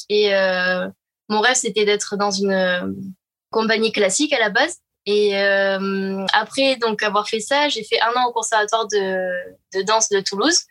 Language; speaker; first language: French; native; French